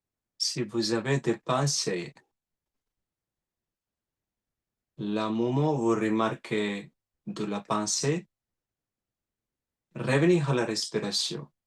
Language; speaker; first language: French; non-native, learner; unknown